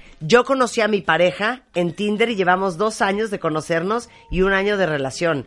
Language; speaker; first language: Spanish; native; Spanish